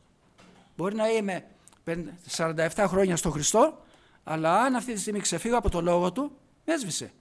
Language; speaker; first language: Greek; native; Greek